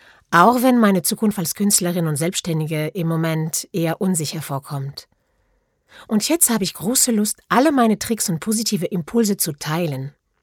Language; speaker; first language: German; non-native, fluent; French